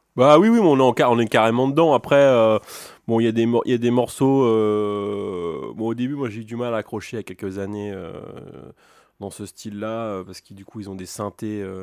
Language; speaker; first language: French; native; French